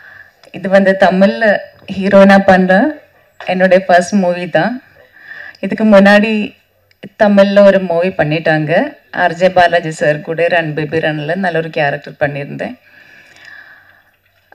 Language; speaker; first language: Tamil; non-native, learner; Malayalam